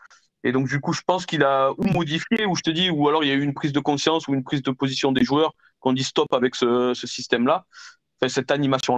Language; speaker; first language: French; native; French